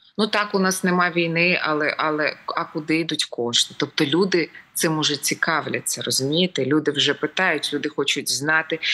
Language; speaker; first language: Ukrainian; native; Ukrainian